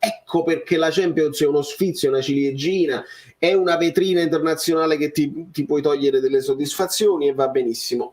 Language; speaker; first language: Italian; native; Italian